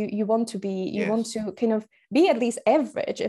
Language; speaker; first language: English; non-native, fluent; Slovak